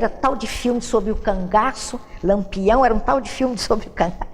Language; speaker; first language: Portuguese; native; Portuguese